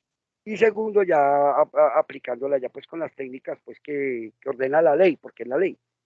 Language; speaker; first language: Spanish; native; Spanish